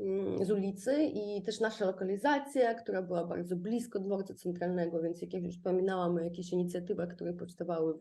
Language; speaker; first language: Polish; non-native, fluent; Ukrainian